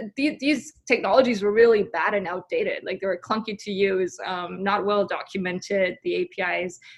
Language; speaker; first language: English; non-native, fluent; German